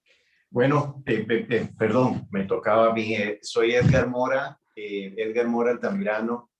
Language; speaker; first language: Spanish; native; Spanish